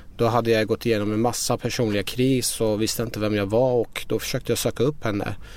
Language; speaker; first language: Swedish; early bilingual, other home language; Persian